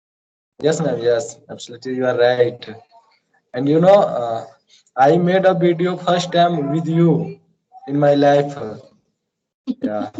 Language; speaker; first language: English; non-native, learner; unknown